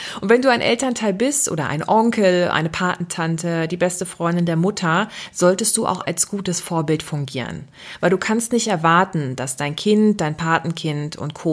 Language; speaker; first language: German; native; German